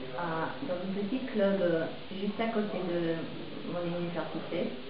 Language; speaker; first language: French; non-native, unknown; English